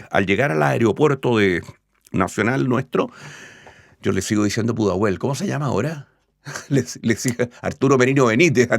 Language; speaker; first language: Spanish; native; Spanish